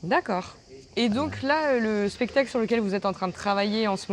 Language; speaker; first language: French; native; French